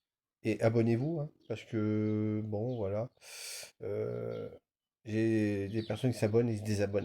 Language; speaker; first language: French; native; French